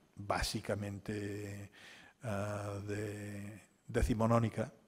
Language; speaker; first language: Spanish; non-native, local second language; Catalan